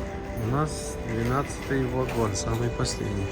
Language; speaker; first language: Russian; native; Russian